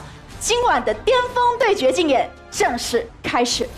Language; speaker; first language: Chinese; native; Chinese